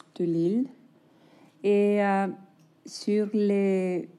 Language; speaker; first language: French; non-native, fluent; Icelandic